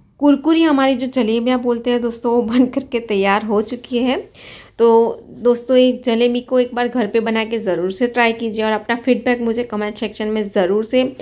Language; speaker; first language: Hindi; non-native, local second language; Gujarati